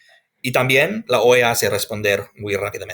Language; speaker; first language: Spanish; non-native, fluent; English